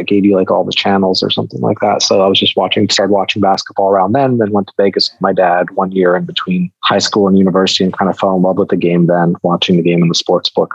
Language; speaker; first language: English; native; English